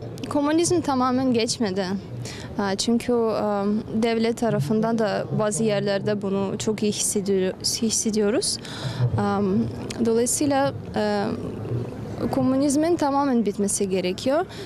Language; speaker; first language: Turkish; non-native, fluent; Russian